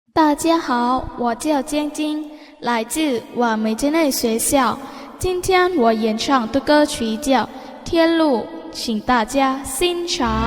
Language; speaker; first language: Chinese; non-native, learner; Thai